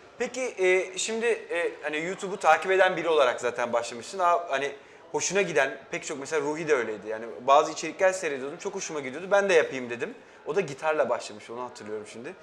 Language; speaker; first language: Turkish; native; Turkish